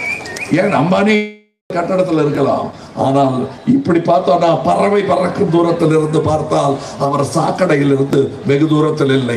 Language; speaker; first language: Tamil; native; Tamil